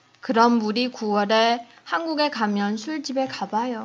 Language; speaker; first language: Korean; non-native, fluent; Chinese